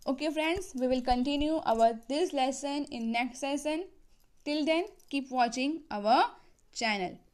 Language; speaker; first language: English; non-native, local second language; Gujarati